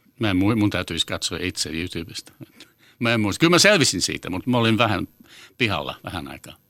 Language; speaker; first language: Finnish; non-native, fluent; English